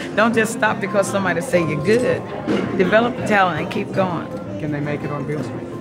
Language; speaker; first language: English; native; English